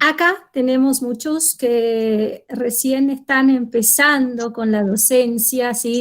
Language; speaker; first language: Spanish; non-native, fluent; Portuguese